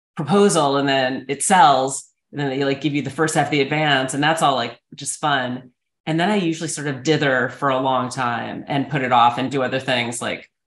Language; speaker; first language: English; native; English